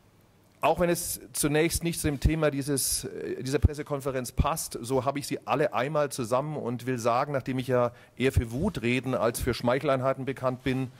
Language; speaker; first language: German; native; German